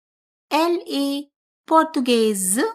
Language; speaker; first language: French; non-native, fluent; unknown